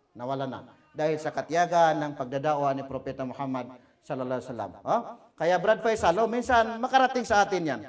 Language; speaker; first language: Filipino; non-native, local second language; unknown